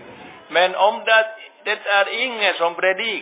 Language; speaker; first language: Swedish; non-native, local second language; Finnish